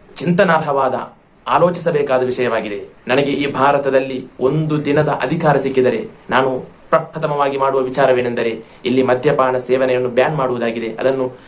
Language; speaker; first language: Kannada; non-native, local second language; Malayalam